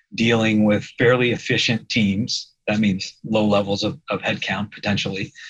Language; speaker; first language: English; native; English